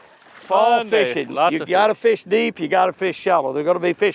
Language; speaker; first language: English; native; English